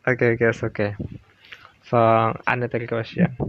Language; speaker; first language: English; non-native, learner; Indonesian